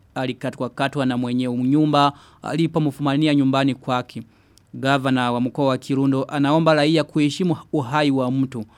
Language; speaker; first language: Swahili; non-native, local second language; Rundi